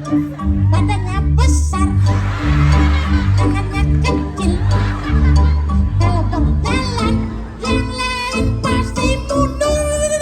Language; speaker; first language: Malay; non-native, local second language; Balinese